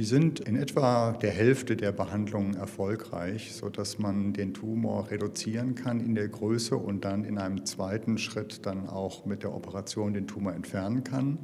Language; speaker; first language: German; native; German